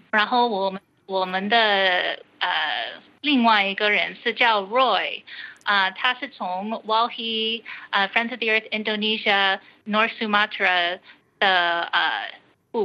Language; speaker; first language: Chinese; early bilingual, heritage; Chinese